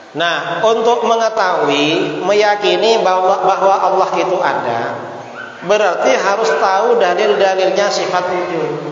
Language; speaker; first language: Indonesian; non-native, local second language; Madurese